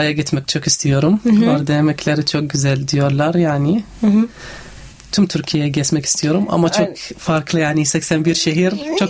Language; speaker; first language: Turkish; non-native, fluent; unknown